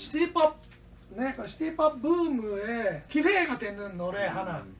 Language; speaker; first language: Korean; non-native, learner; Japanese